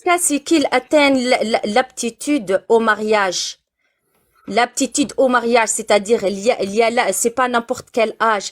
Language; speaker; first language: French; non-native, learner; Arabic